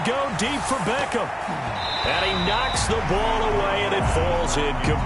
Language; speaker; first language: English; native; English